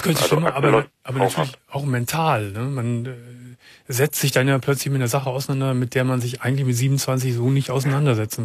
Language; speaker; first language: German; native; German